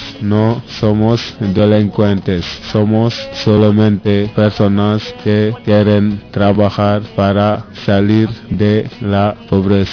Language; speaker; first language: Spanish; non-native, learner; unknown